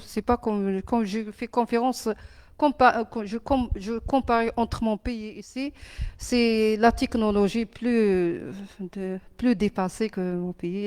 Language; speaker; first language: French; non-native, learner; Arabic